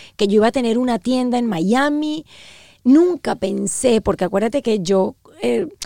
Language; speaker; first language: Spanish; native; Spanish